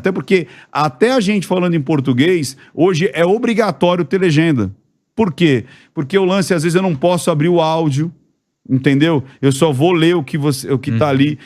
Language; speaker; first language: Portuguese; native; Portuguese